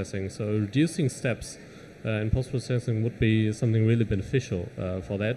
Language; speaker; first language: English; non-native, fluent; German